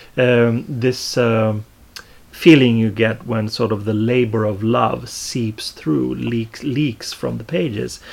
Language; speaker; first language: English; non-native, fluent; Swedish